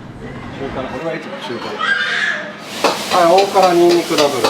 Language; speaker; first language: Japanese; native; Japanese